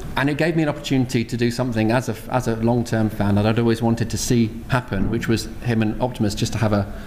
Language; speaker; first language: English; native; English